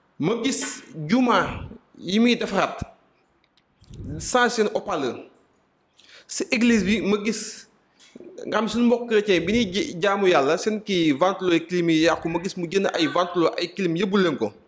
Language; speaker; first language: Wolof; non-native, local second language; Jola-Fonyi